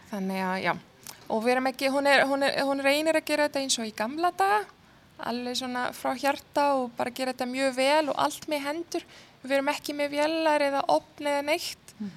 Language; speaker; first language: Icelandic; non-native, fluent; Arabic